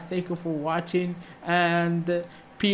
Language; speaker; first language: English; non-native, learner; Arabic